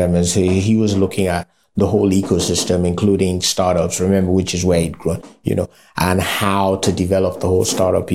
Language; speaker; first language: English; non-native, local second language; Yoruba